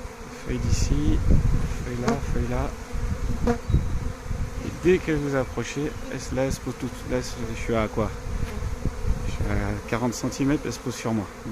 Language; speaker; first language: French; native; French